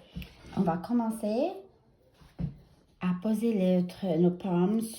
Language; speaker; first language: French; non-native, fluent; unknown